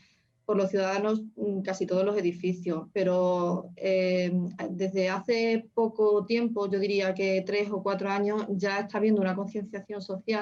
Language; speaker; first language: Spanish; native; Spanish